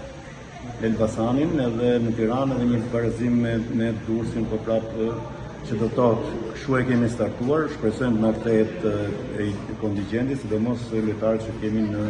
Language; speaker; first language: Albanian; native; Albanian